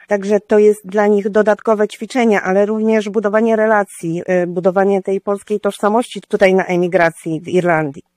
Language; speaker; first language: Polish; native; Polish